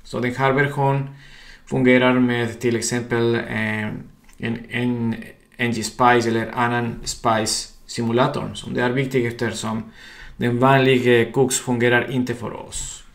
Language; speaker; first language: Swedish; non-native, fluent; Spanish